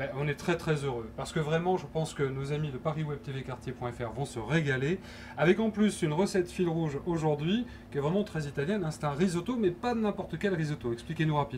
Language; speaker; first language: French; native; French